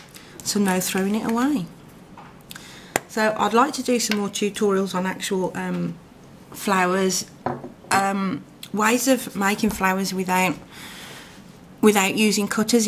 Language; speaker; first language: English; native; English